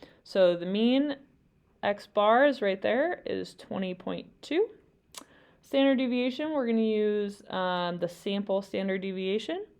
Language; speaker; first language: English; native; English